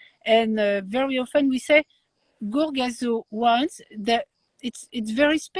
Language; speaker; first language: English; non-native, learner; French